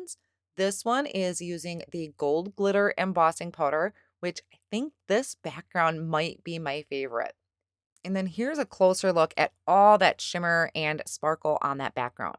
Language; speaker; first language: English; native; English